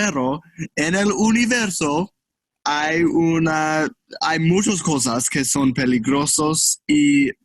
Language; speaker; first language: Spanish; non-native, learner; English